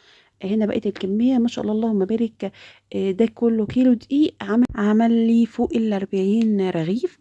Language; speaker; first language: Arabic; native; Arabic